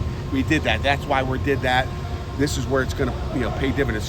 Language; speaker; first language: English; native; English